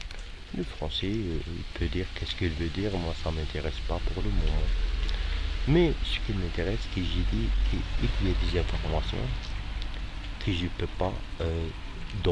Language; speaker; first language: French; non-native, fluent; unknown